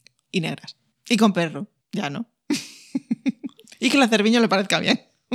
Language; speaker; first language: Spanish; native; Spanish